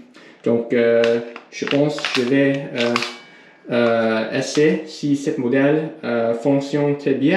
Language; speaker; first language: French; non-native, learner; English